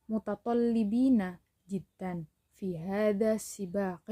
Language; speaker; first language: Arabic; non-native, learner; Indonesian